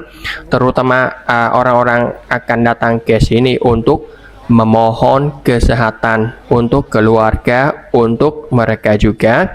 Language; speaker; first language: Indonesian; non-native, fluent; Vietnamese